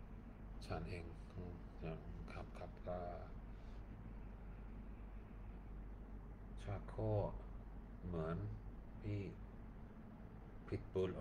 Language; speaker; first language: Thai; non-native, learner; Swedish